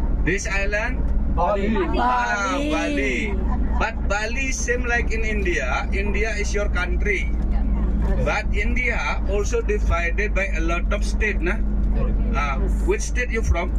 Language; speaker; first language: English; non-native, learner; Balinese